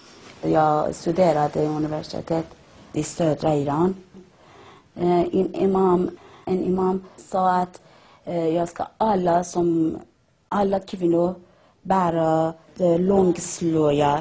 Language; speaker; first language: Swedish; non-native, learner; Persian